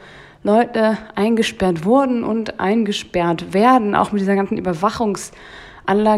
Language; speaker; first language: German; native; German